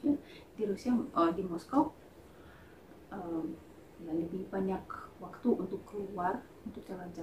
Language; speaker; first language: Indonesian; non-native, fluent; Russian